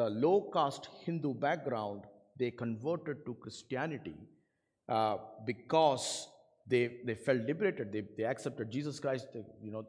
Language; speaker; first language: English; non-native, local second language; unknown